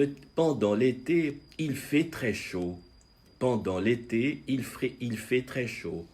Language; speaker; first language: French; non-native, fluent; Portuguese